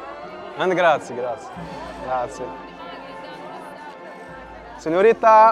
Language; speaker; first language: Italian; non-native, learner; Arabic